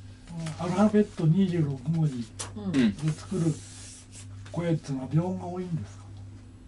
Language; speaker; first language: Japanese; native; Japanese